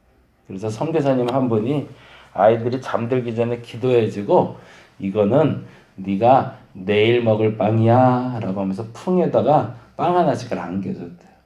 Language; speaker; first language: Korean; native; Korean